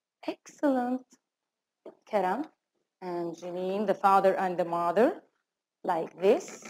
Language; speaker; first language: English; non-native, fluent; Arabic